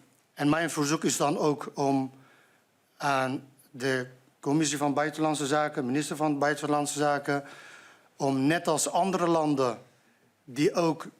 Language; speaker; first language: Dutch; non-native, fluent; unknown